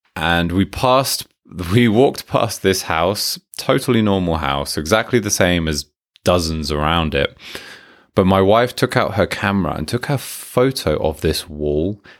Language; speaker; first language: English; native; English